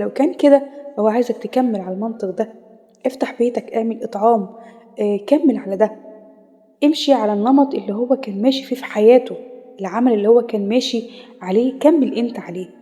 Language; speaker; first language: Arabic; native; Arabic